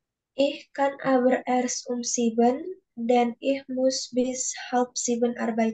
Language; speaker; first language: German; non-native, learner; Indonesian